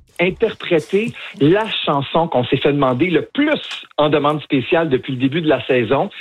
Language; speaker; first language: French; native; French